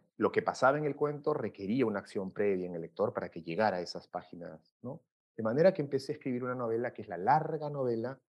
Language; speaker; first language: Spanish; native; Spanish